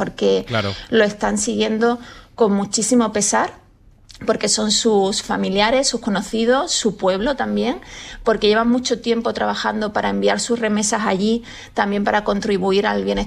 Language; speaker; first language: Spanish; native; Spanish